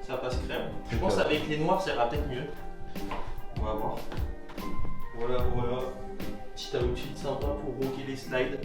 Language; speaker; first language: French; native; French